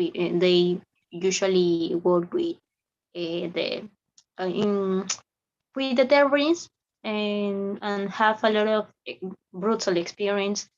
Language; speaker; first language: English; non-native, learner; Spanish